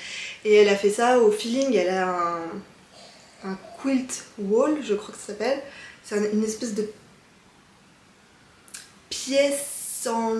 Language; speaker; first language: French; native; French